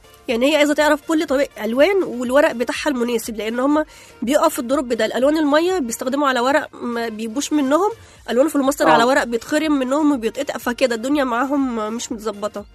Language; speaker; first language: Arabic; native; Arabic